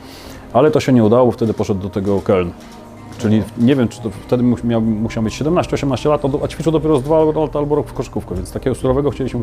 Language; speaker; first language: Polish; native; Polish